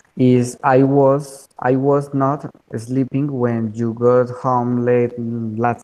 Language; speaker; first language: English; non-native, learner; Spanish